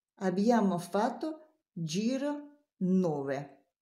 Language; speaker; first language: Italian; non-native, learner; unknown